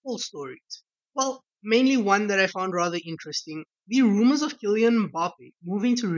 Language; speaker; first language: English; native; English